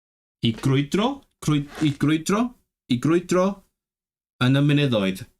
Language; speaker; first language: Welsh; non-native, learner; Cantonese